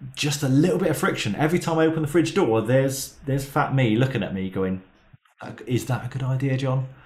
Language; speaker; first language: English; native; English